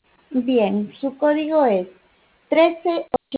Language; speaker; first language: Spanish; native; Spanish